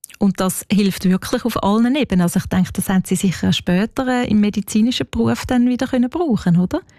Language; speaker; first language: German; native; German